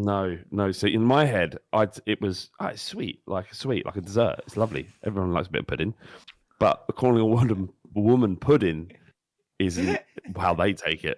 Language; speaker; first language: English; native; English